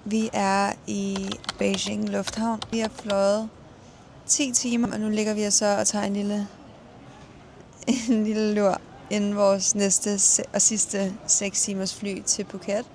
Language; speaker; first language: Danish; native; Danish